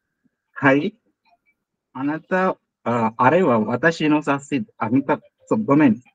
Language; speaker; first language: Japanese; non-native, learner; Sinhala